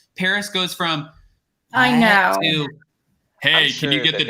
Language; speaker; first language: English; native; English